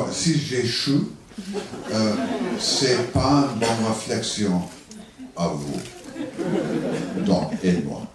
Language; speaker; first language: French; non-native, learner; English